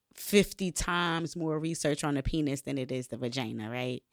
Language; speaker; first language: English; native; English